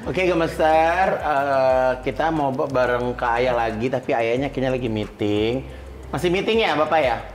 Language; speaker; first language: Indonesian; native; Indonesian